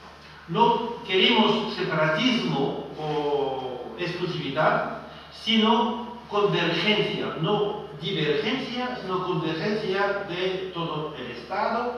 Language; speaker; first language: Spanish; non-native, fluent; French